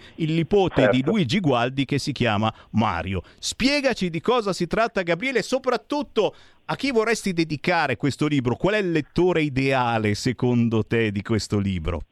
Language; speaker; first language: Italian; native; Italian